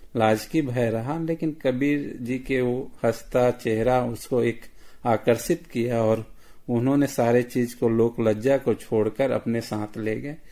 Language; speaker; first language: Hindi; native; Hindi